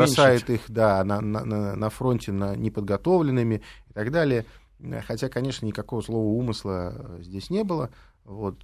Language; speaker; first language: Russian; native; Russian